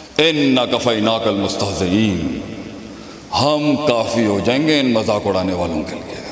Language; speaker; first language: Urdu; native; Urdu